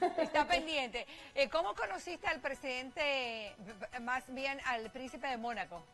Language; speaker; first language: Spanish; native; Spanish